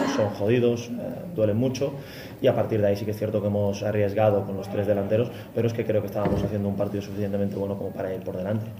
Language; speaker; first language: Spanish; non-native, local second language; Catalan